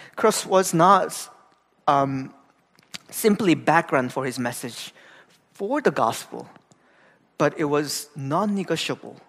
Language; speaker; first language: English; non-native, fluent; Korean